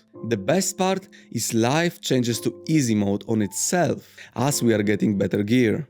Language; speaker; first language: English; non-native, fluent; Polish